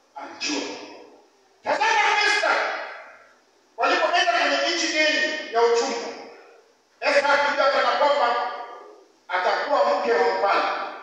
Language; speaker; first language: Swahili; non-native, local second language; Luo (Kenya and Tanzania)